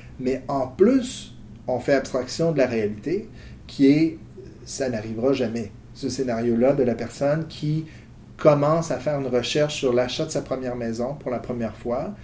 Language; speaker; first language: French; native; French